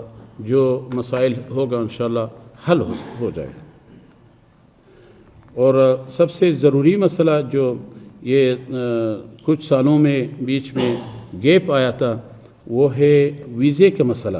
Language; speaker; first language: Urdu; non-native, fluent; Persian